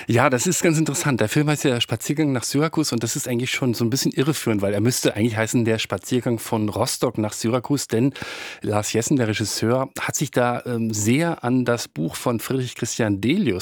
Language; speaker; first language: German; native; German